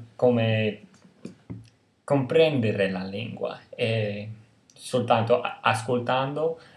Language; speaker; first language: Italian; non-native, fluent; English